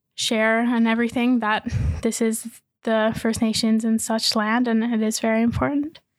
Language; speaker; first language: English; native; English